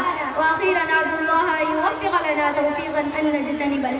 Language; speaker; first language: Arabic; non-native, learner; Urdu